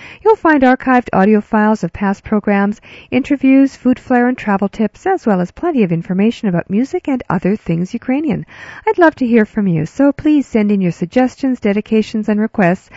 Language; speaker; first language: English; early bilingual, other home language; Ukrainian